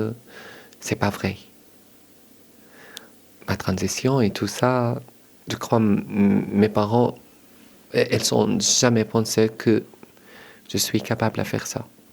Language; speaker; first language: French; early bilingual, other home language; Arabic